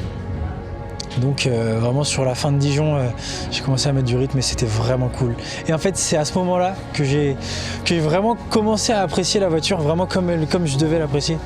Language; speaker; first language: French; native; French